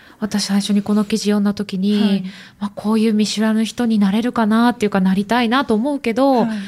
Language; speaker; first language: Japanese; native; Japanese